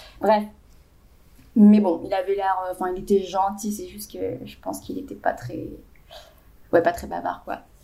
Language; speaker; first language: French; native; French